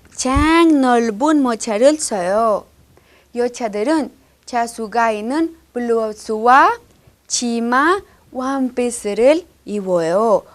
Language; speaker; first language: Korean; non-native, learner; Spanish